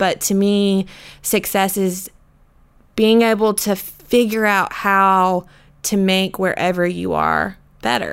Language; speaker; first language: English; native; English